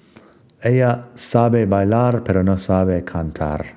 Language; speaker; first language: Spanish; non-native, fluent; English